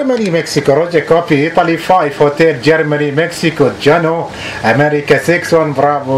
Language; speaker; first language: English; non-native, learner; Arabic